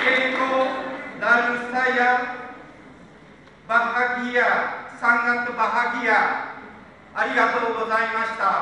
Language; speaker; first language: Indonesian; non-native, learner; Japanese